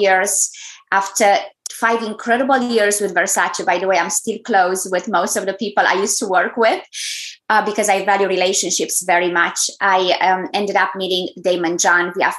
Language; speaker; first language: English; non-native, fluent; Romanian